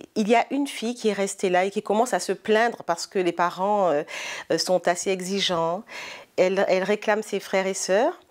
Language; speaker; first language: French; native; French